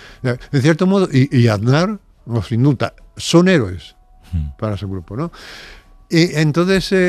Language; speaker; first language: Spanish; native; Spanish